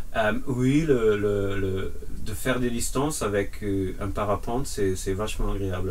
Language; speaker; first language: French; non-native, fluent; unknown